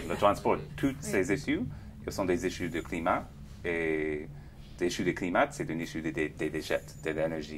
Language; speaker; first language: French; non-native, fluent; English